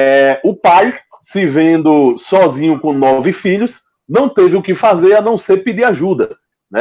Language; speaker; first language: Portuguese; native; Portuguese